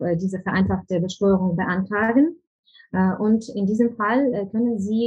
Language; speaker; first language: German; non-native, fluent; Ukrainian